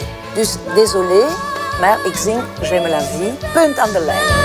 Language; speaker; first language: Dutch; non-native, local second language; French